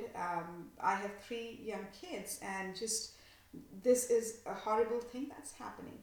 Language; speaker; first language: English; non-native, local second language; Bangla